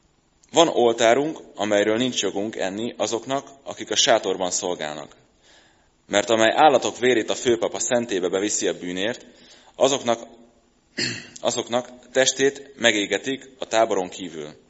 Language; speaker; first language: Hungarian; native; Hungarian